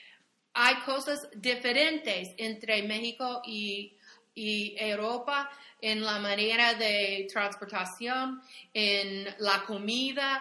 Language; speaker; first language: Spanish; non-native, fluent; English